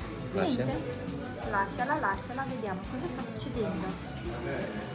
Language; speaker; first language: Italian; native; Italian